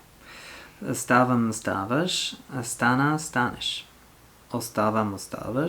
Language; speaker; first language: Bulgarian; non-native, learner; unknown